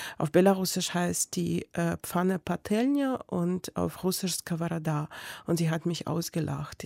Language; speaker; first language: German; non-native, fluent; Belarusian